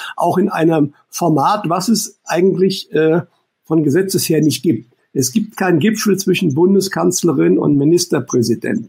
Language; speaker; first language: German; native; German